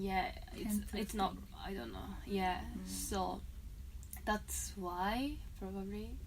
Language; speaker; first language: English; non-native, fluent; Japanese